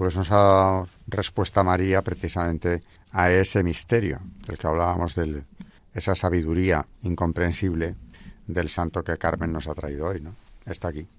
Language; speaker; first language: Spanish; native; Spanish